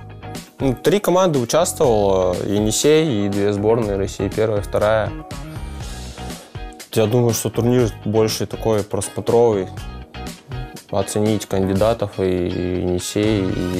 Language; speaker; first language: Russian; native; Russian